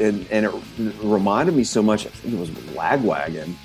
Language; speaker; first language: English; native; English